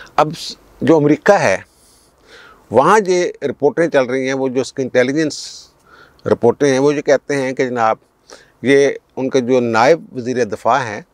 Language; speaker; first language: Urdu; non-native, local second language; Punjabi